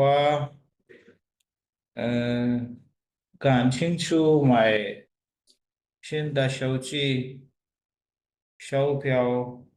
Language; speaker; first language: Chinese; non-native, learner; Urdu